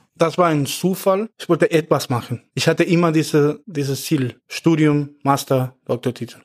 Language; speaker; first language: German; non-native, fluent; Spanish